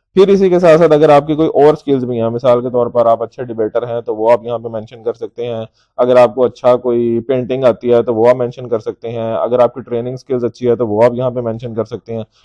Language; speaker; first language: Urdu; native; Urdu